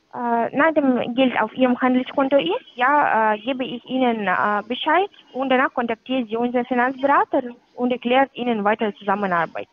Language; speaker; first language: German; non-native, learner; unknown